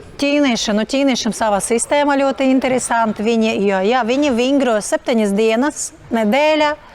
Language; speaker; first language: Latvian; non-native, local second language; Russian